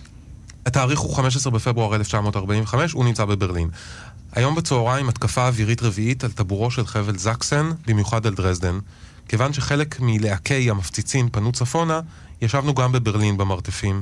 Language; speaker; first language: Hebrew; native; Hebrew